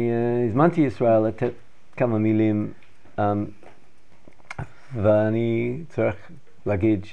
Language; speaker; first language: Hebrew; non-native, learner; English